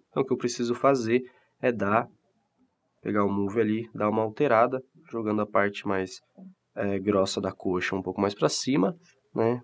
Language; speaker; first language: Portuguese; native; Portuguese